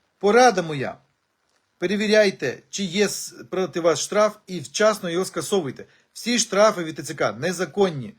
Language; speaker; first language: Ukrainian; native; Ukrainian